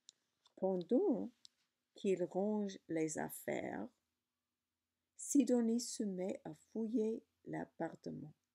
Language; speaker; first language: French; non-native, learner; English